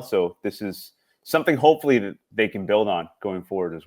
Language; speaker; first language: English; native; English